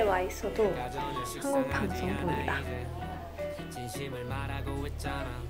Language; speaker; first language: Korean; non-native, fluent; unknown